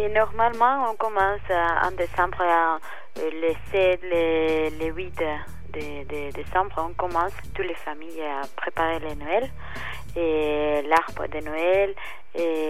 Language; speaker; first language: French; non-native, learner; Spanish